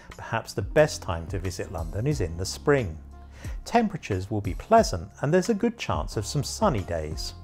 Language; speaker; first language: English; native; English